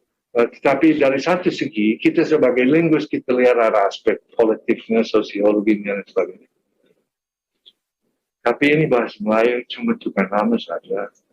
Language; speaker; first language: Indonesian; non-native, fluent; English